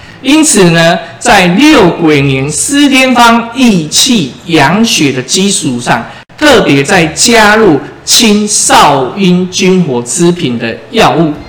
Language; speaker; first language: Chinese; native; Chinese